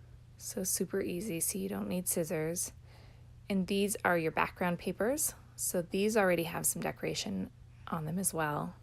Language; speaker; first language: English; native; English